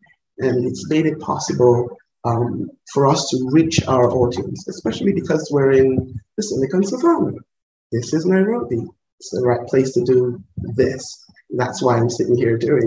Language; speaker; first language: English; non-native, local second language; Yoruba